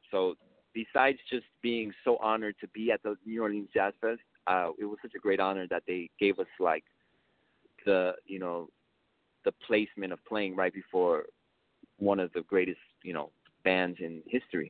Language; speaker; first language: English; early bilingual, other home language; Spanish